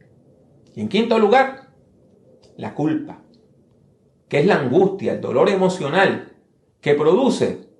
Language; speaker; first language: Spanish; native; Spanish